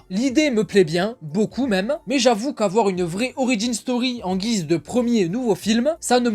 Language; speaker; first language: French; native; French